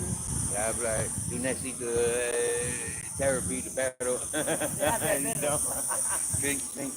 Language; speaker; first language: Spanish; non-native, learner; English